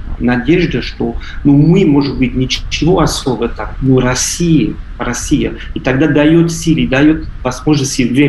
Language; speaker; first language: Russian; non-native, fluent; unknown